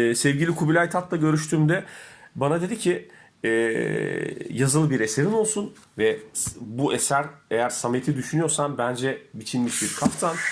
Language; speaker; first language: Turkish; native; Turkish